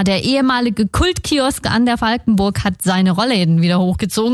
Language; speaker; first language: German; native; German